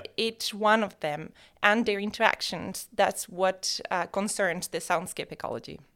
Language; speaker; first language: English; non-native, fluent; Spanish